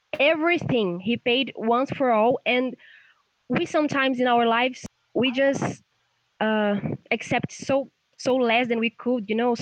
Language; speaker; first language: English; non-native, fluent; Portuguese